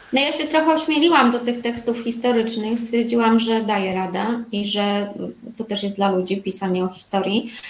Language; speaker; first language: Polish; native; Polish